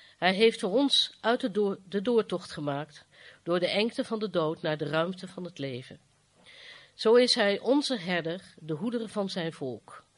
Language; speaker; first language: Dutch; native; Dutch